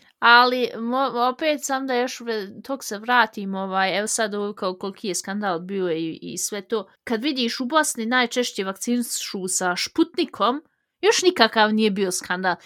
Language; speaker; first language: Bosnian; early bilingual, heritage; Bosnian